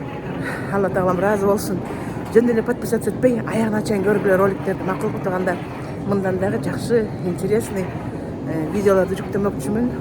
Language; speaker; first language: Kyrgyz; native; Kyrgyz